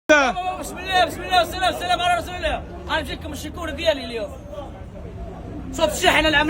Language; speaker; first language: Arabic; native; Arabic